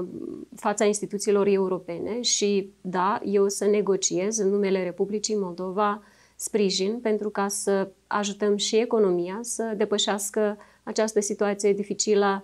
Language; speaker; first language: Romanian; native; Romanian